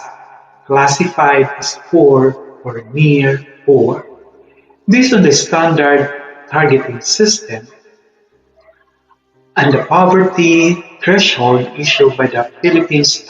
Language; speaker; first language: English; non-native, local second language; Filipino